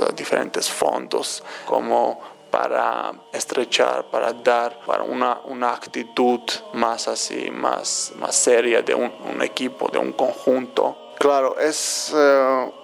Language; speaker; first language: Spanish; non-native, fluent; Georgian